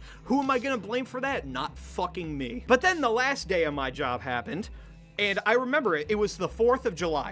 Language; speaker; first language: English; native; English